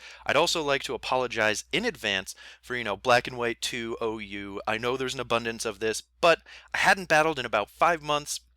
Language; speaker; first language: English; native; English